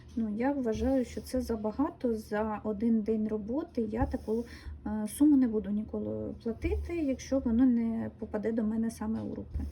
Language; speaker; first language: Ukrainian; non-native, local second language; Russian